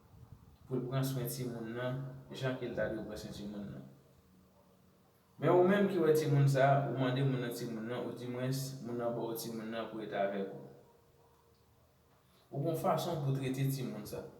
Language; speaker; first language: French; non-native, learner; Haitian Creole